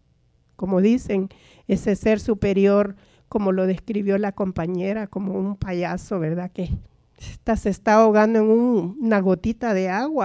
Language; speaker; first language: Spanish; native; Spanish